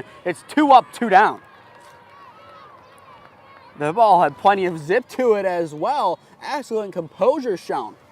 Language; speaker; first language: English; native; English